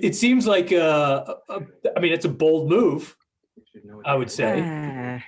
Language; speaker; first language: English; native; English